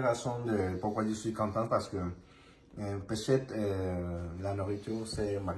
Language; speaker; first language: French; non-native, learner; Spanish